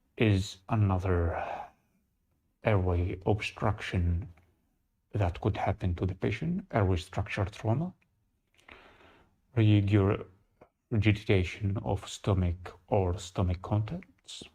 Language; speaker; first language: English; non-native, fluent; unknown